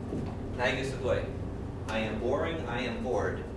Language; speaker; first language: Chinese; non-native, fluent; English